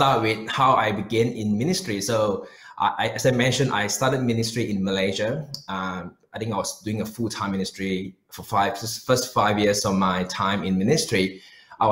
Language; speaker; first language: English; non-native, local second language; Chinese